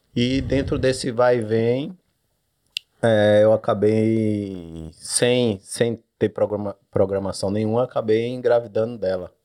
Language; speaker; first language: Portuguese; native; Portuguese